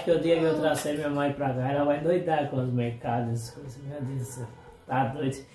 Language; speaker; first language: Portuguese; non-native, fluent; Spanish